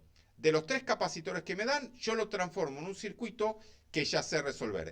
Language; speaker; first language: Spanish; native; Spanish